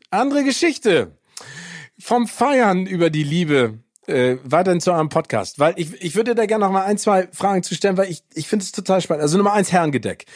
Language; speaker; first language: German; early bilingual, other home language; English